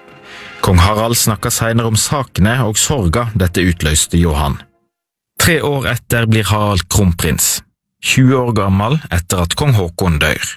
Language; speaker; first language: Norwegian; native; Norwegian